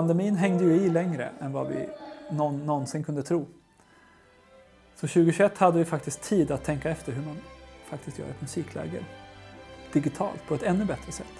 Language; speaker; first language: Swedish; native; Swedish